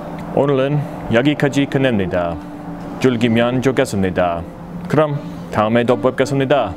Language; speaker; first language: Korean; non-native, learner; English